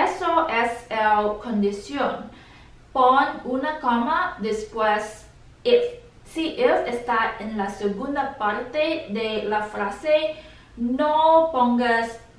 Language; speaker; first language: Spanish; non-native, learner; English